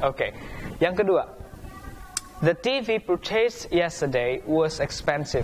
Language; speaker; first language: English; non-native, fluent; Indonesian